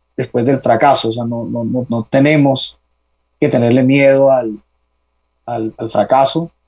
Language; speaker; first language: Spanish; native; Spanish